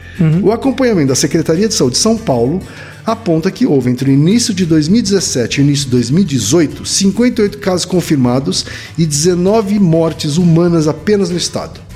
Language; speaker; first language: Portuguese; native; Portuguese